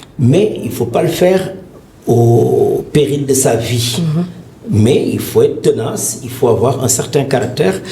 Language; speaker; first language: French; non-native, local second language; Wolof